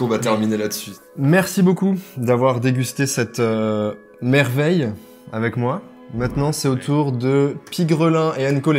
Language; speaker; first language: French; native; French